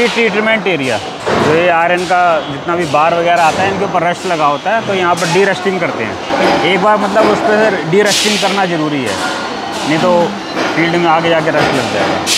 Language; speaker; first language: Hindi; native; Hindi